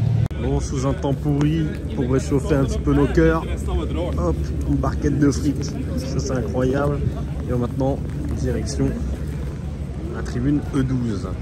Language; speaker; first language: French; native; French